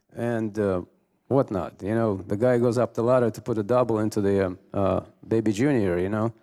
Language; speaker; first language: English; non-native, fluent; Russian